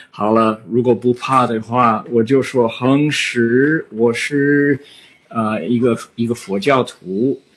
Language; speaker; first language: Chinese; non-native, fluent; English